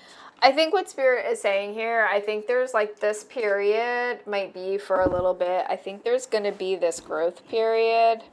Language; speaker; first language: English; native; English